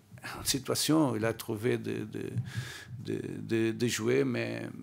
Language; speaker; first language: French; non-native, learner; Portuguese